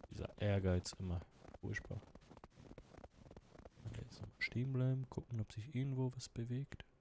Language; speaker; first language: German; native; German